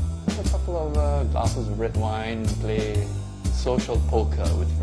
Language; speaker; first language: English; native; English